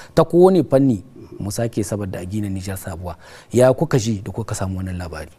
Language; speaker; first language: Hausa; native; Hausa